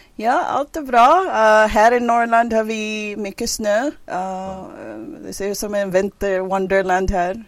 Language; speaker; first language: Swedish; non-native, fluent; Filipino